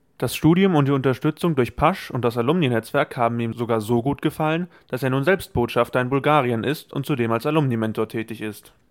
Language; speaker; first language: German; native; German